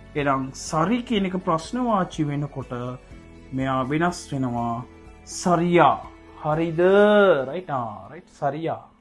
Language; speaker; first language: Sinhala; non-native, local second language; Tamil